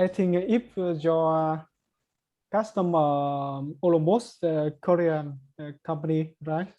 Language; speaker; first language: English; non-native, learner; Vietnamese